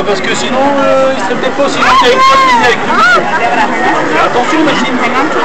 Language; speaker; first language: French; native; French